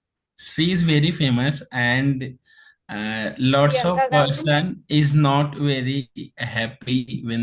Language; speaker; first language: English; non-native, learner; Hindi